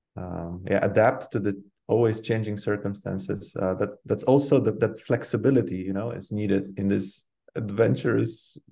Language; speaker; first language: English; non-native, fluent; Polish